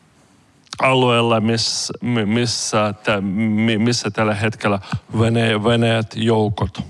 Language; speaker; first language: Finnish; non-native, learner; Ukrainian